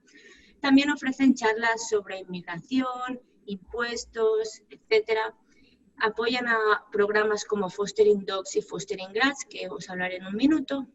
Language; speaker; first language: Spanish; native; Spanish